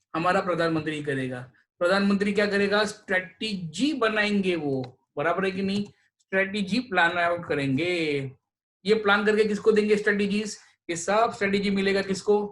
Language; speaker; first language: Hindi; non-native, local second language; Marathi